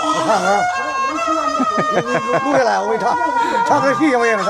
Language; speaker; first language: Chinese; native; Chinese